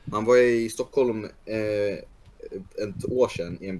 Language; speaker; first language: Swedish; early bilingual, other home language; Russian